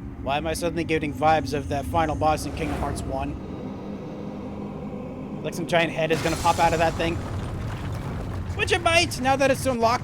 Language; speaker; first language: English; native; English